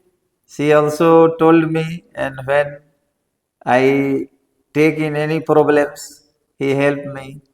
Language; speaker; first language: English; non-native, learner; Hindi